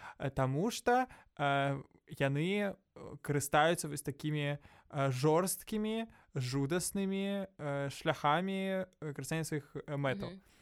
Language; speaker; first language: Belarusian; non-native, local second language; Russian